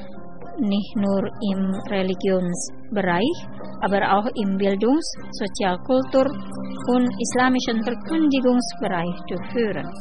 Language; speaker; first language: German; non-native, fluent; Indonesian